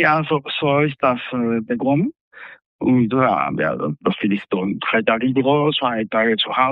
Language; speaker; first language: German; non-native, fluent; Spanish